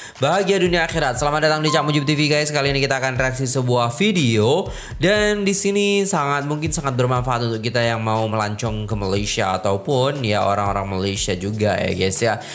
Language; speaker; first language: Indonesian; native; Indonesian